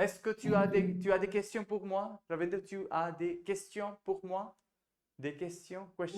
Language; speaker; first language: French; non-native, fluent; Hindi